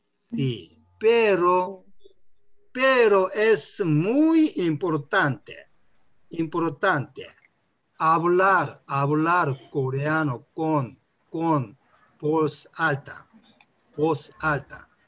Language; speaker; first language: Spanish; non-native, learner; Korean